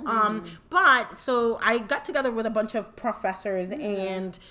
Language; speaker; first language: English; early bilingual, other home language; Spanish